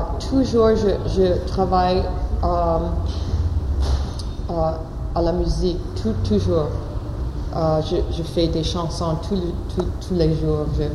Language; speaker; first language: French; non-native, learner; English